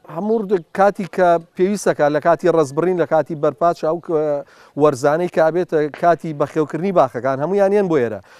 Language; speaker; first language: Central Kurdish; native; Central Kurdish